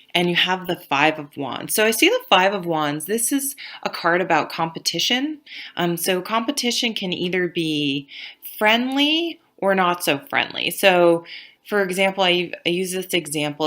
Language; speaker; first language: English; native; English